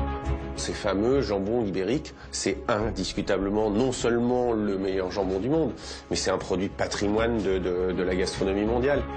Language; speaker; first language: French; native; French